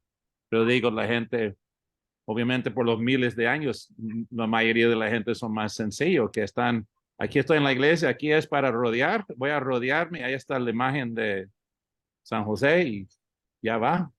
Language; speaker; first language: Spanish; early bilingual, heritage; English